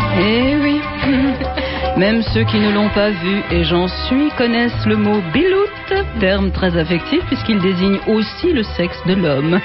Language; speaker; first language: French; native; French